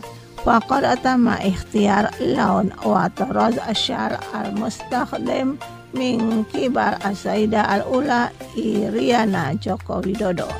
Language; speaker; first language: Arabic; non-native, learner; Indonesian